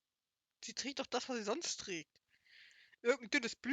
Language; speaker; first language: German; native; German